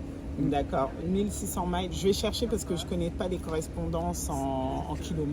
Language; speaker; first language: French; native; French